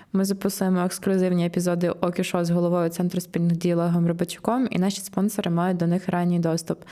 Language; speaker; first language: Ukrainian; native; Ukrainian